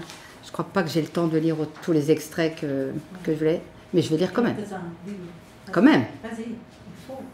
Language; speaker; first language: French; native; French